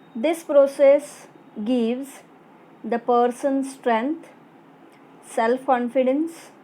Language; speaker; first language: English; non-native, local second language; Marathi